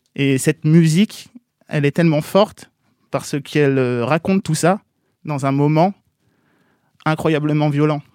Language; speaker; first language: French; native; French